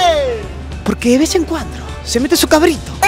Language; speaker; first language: Spanish; native; Spanish